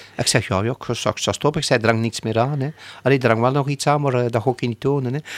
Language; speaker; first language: Dutch; native; Dutch